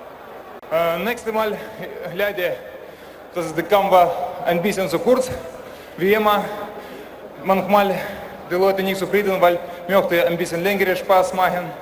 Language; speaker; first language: German; non-native, learner; Russian